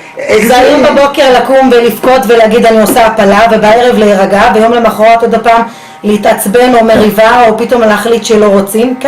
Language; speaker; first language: Hebrew; native; Hebrew